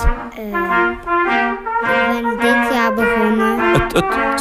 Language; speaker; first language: Dutch; non-native, local second language; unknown